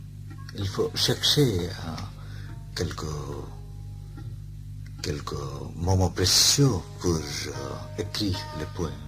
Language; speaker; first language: French; non-native, fluent; Bangla